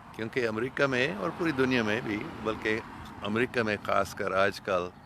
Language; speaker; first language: Urdu; non-native, fluent; English